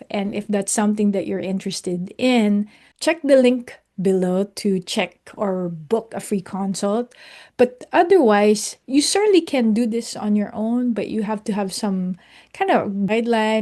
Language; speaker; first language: English; non-native, local second language; Filipino